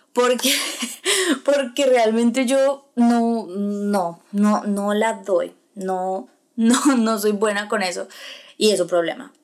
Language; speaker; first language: Spanish; native; Spanish